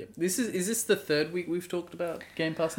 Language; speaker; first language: English; native; English